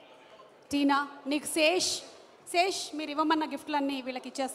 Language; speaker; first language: Telugu; native; Telugu